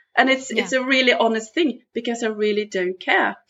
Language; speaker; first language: English; non-native, fluent; Norwegian